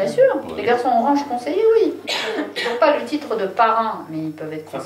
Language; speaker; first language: French; native; French